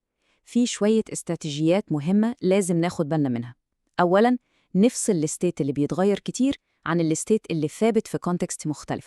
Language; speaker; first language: Arabic; native; Arabic